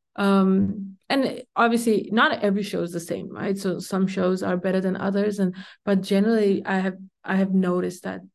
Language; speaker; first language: English; early bilingual, heritage; Danish